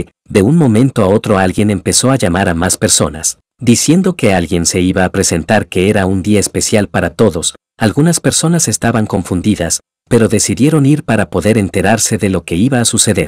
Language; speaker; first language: Spanish; native; Spanish